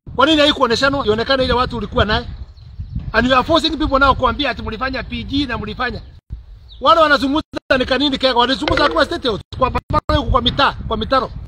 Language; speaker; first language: Swahili; native; Swahili